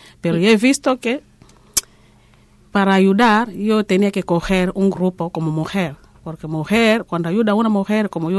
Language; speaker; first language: Spanish; non-native, learner; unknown